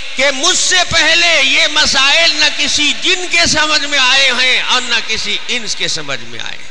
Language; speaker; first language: Urdu; native; Urdu